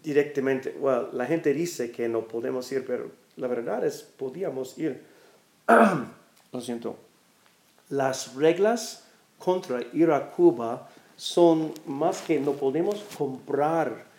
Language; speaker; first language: Spanish; non-native, fluent; English